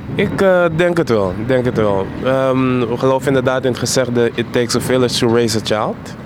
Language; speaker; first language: Dutch; native; Dutch